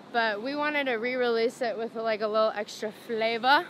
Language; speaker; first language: English; native; English